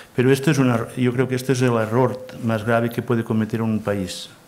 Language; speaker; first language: Spanish; non-native, local second language; Catalan